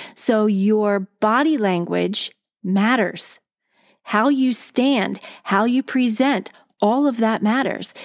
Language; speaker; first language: English; native; English